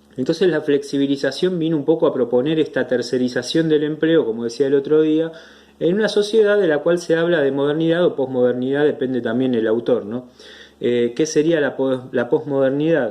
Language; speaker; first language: Spanish; native; Spanish